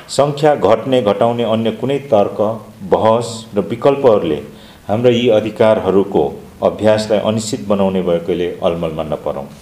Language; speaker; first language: Nepali; non-native, local second language; Limbu